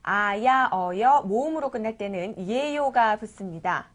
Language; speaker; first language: Korean; native; Korean